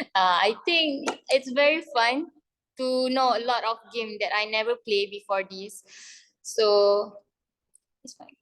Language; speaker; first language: English; non-native, learner; Malay